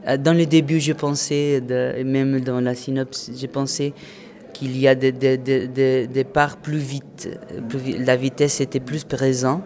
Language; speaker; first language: French; non-native, fluent; Portuguese